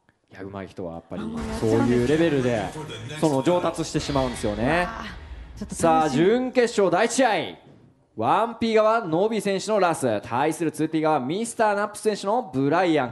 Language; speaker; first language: Japanese; native; Japanese